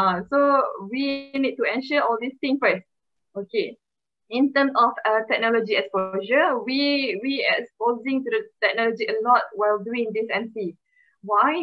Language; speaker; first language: English; non-native, local second language; Malay